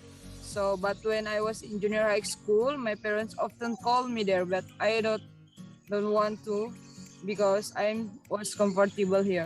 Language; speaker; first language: English; non-native, learner; Indonesian